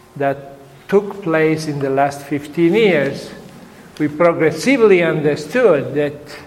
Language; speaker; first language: English; non-native, fluent; Italian